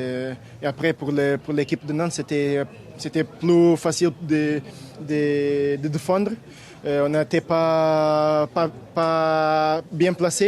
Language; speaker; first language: French; non-native, fluent; Portuguese